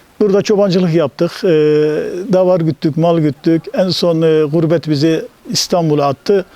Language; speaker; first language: Turkish; native; Turkish